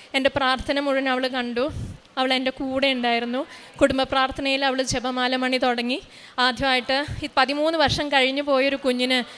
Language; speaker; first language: Malayalam; native; Malayalam